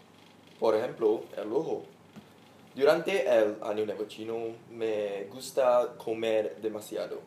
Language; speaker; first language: Spanish; non-native, learner; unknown